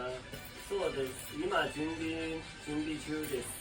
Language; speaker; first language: Japanese; non-native, learner; Chinese